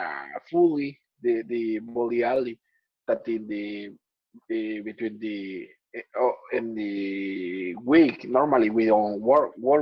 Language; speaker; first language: English; non-native, learner; Spanish